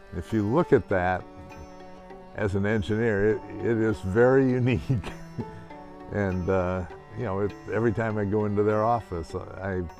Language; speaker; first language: English; native; English